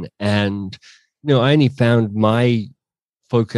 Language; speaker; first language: English; native; English